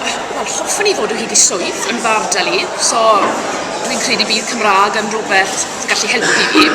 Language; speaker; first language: Welsh; non-native, local second language; English